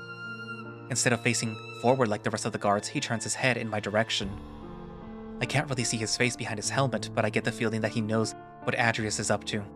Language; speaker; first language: English; native; English